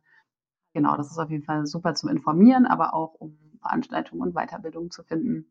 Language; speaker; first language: German; native; German